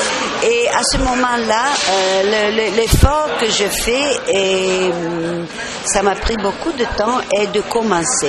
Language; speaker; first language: French; non-native, fluent; Italian